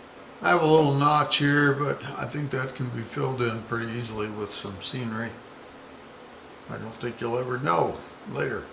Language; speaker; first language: English; native; English